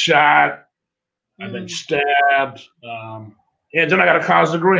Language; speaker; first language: English; native; English